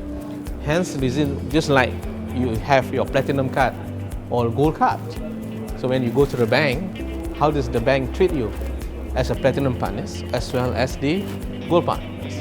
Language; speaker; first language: English; non-native, local second language; Malay